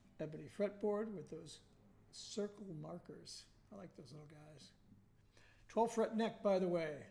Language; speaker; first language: English; native; English